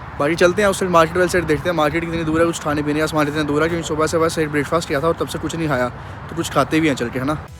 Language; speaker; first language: Hindi; native; Hindi